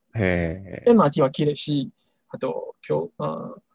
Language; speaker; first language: Japanese; non-native, fluent; Chinese